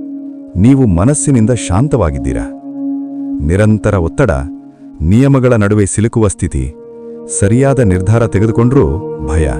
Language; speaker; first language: Kannada; native; Kannada